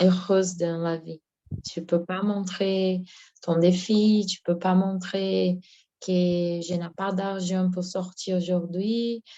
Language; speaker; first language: French; non-native, learner; Portuguese